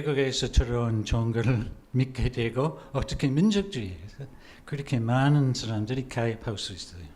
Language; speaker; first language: Korean; non-native, fluent; English